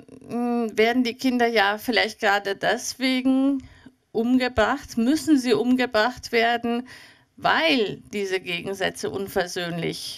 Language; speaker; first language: German; native; German